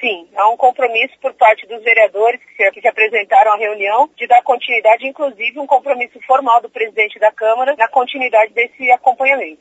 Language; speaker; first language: Portuguese; native; Portuguese